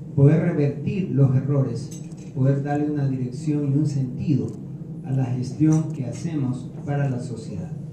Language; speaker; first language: Spanish; native; Spanish